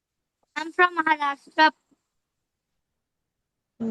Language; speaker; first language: English; non-native, learner; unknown